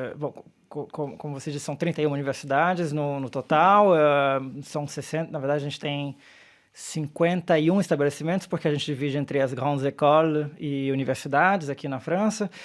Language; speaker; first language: Portuguese; native; Portuguese